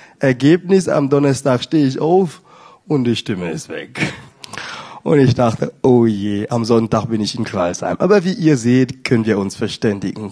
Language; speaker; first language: German; non-native, fluent; French